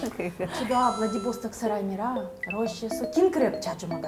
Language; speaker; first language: Korean; non-native, fluent; Russian